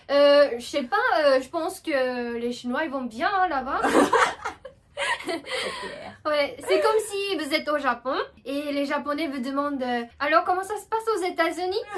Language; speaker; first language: French; non-native, fluent; Japanese